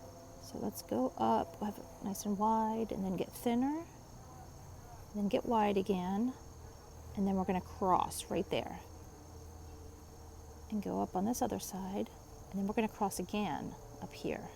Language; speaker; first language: English; native; English